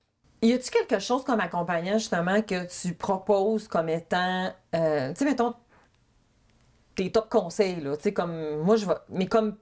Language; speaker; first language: French; native; French